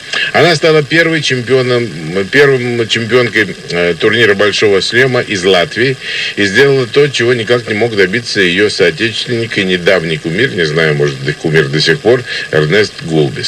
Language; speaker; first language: Russian; native; Russian